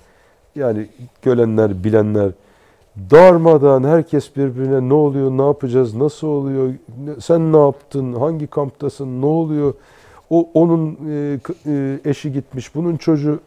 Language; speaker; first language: Turkish; native; Turkish